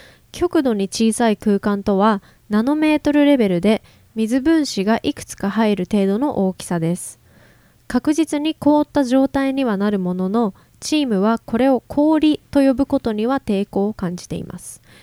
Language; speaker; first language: Japanese; native; Japanese